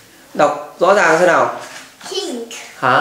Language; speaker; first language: Vietnamese; native; Vietnamese